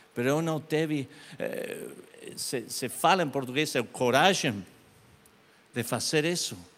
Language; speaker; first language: Portuguese; non-native, learner; Spanish